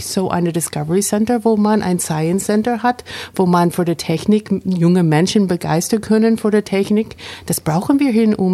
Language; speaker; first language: German; non-native, fluent; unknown